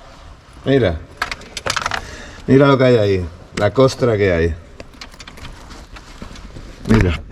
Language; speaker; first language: Spanish; native; Spanish